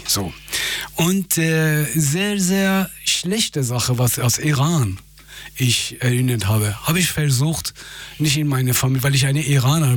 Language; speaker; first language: German; non-native, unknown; Persian